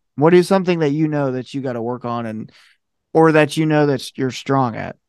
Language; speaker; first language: English; native; English